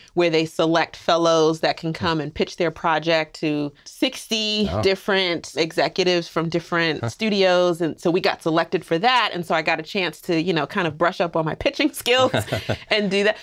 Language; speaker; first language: English; native; English